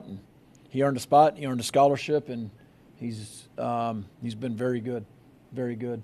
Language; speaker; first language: English; native; English